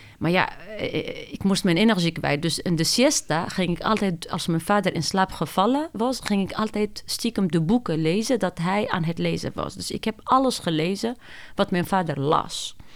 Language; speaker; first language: Dutch; non-native, fluent; Arabic